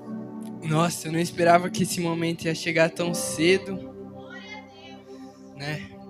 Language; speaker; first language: Portuguese; native; Portuguese